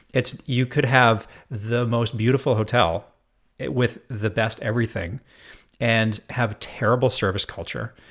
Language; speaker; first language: English; native; English